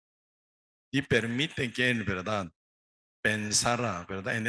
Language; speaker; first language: Spanish; non-native, learner; Korean